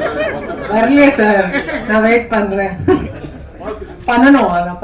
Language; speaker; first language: Tamil; non-native, local second language; Hindi